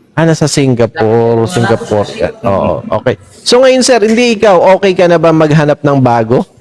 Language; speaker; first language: Filipino; native; Filipino